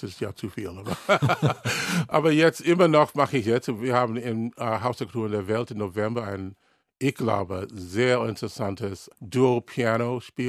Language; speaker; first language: German; non-native, learner; English